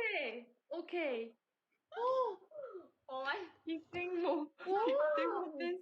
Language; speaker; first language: English; non-native, learner; Korean